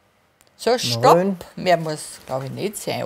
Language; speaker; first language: German; native; German